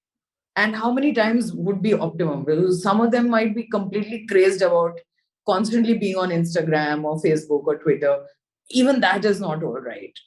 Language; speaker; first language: English; non-native, local second language; Hindi